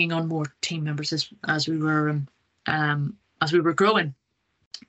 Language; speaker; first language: English; native; English